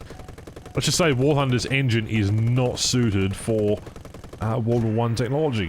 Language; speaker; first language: English; native; English